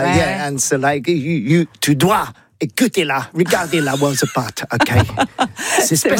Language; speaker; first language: French; non-native, learner; English